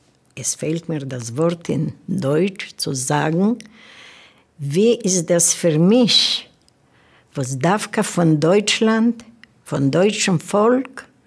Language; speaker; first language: German; non-native, learner; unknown